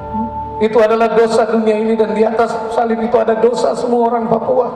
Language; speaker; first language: Indonesian; non-native, local second language; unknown